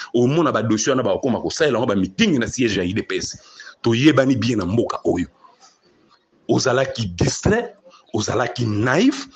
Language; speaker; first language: Lingala; native; Lingala